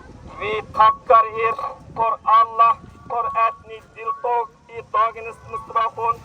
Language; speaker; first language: Swedish; non-native, learner; Uyghur